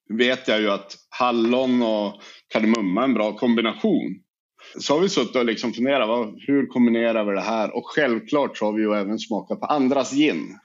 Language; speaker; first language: Swedish; native; Swedish